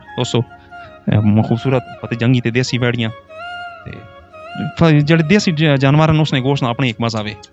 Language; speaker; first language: Punjabi; native; Punjabi